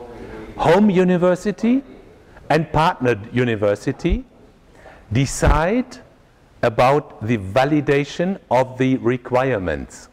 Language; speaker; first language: English; non-native, fluent; German